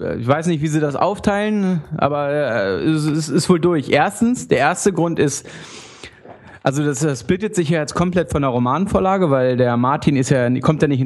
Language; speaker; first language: German; native; German